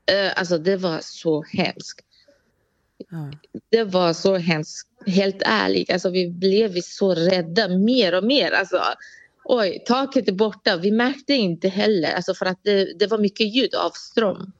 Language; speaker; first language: Swedish; non-native, fluent; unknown